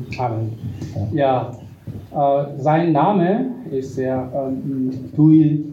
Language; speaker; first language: German; non-native, learner; Korean